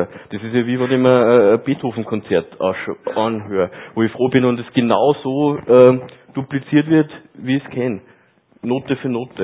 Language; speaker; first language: German; native; German